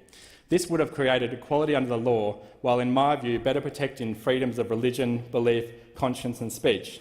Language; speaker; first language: English; native; English